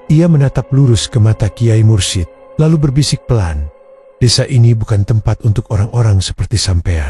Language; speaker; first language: Indonesian; native; Indonesian